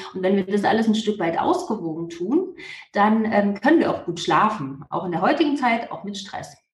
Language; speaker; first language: German; native; German